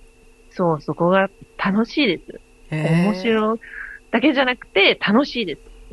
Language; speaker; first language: Japanese; non-native, fluent; French